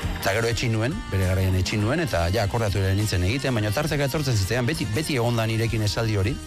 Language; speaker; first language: Basque; native; Basque